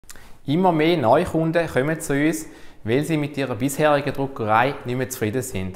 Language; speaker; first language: German; native; German